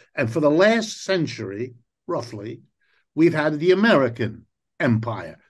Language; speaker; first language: English; native; English